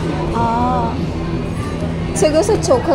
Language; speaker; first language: Chinese; non-native, learner; Indonesian